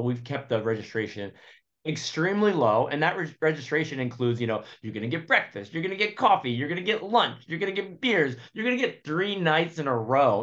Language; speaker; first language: English; native; English